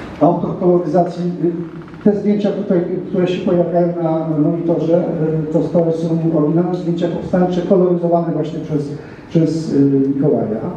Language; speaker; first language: Polish; native; Polish